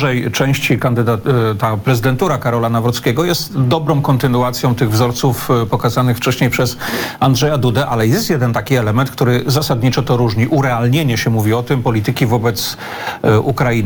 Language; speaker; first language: Polish; native; Polish